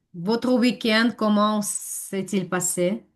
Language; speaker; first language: French; non-native, fluent; Ukrainian